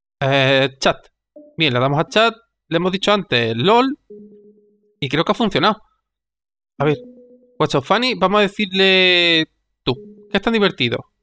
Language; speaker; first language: Spanish; native; Spanish